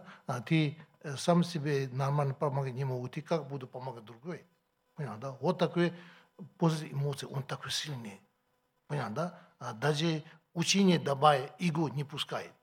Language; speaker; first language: Russian; non-native, learner; Tibetan